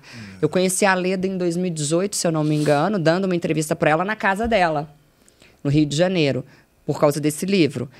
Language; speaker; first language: Portuguese; native; Portuguese